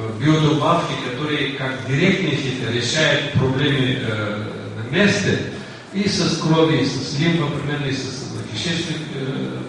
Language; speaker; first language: Russian; non-native, learner; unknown